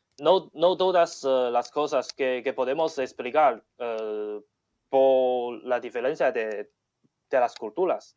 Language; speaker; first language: Spanish; non-native, learner; Chinese